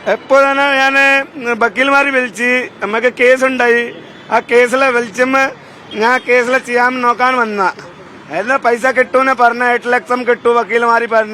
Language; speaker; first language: Malayalam; non-native, learner; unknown